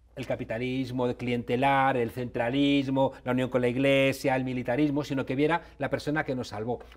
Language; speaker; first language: Spanish; native; Spanish